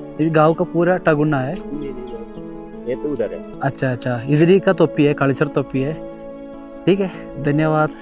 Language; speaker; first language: Hindi; non-native, local second language; Malayalam